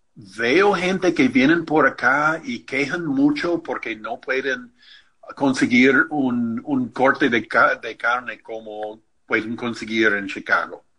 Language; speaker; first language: Spanish; non-native, fluent; English